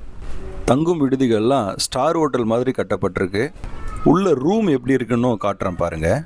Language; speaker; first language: Tamil; native; Tamil